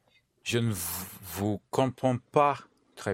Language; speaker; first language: French; non-native, learner; English